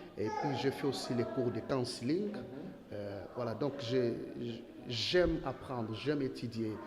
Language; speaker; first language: French; non-native, local second language; Lingala